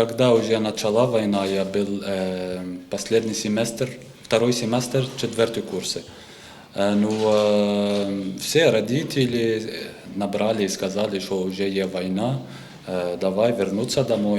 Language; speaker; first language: Ukrainian; non-native, learner; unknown